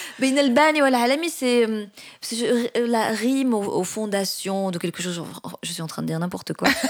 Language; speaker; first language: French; non-native, local second language; Arabic